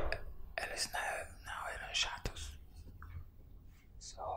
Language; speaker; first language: Portuguese; non-native, learner; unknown